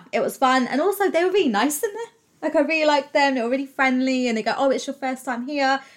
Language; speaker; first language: English; native; English